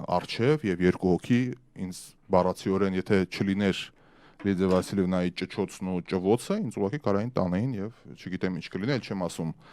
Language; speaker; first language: Armenian; early bilingual, other home language; Russian